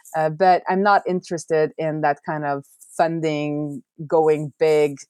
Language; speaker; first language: English; non-native, fluent; Norwegian